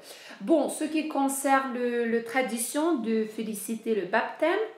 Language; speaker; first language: French; non-native, fluent; Ukrainian